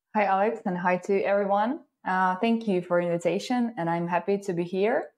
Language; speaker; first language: English; non-native, fluent; Ukrainian